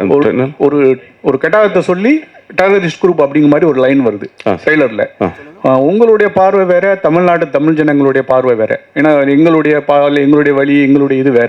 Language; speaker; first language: Tamil; native; Tamil